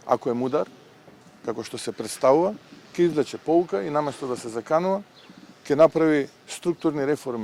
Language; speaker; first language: Macedonian; native; Macedonian